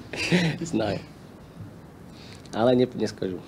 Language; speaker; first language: Russian; non-native, learner; Slovak